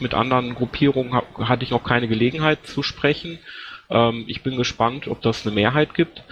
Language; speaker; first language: German; native; German